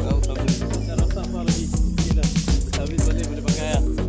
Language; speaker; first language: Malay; non-native, learner; Bangla